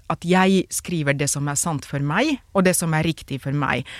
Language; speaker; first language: Norwegian; non-native, fluent; Finnish